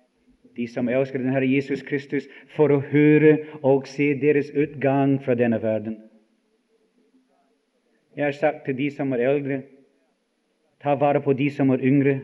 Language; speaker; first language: Norwegian; non-native, fluent; English